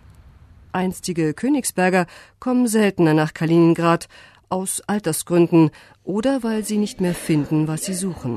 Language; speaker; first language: German; native; German